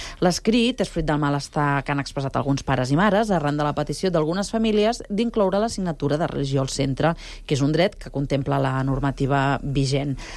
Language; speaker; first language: Catalan; native; Catalan